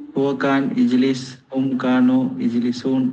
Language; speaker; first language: Arabic; non-native, learner; Tamil